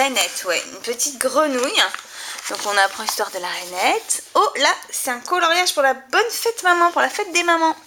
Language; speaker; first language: French; native; French